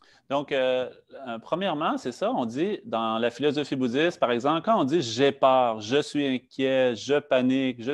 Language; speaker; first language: French; native; French